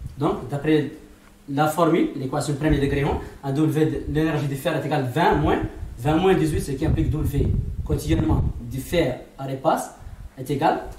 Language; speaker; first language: French; non-native, local second language; Arabic